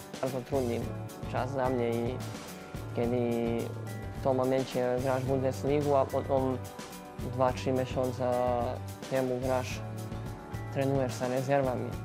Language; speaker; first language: Polish; non-native, learner; Serbian